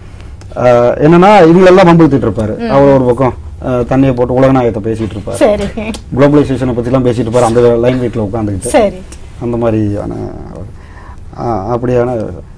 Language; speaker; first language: Tamil; native; Tamil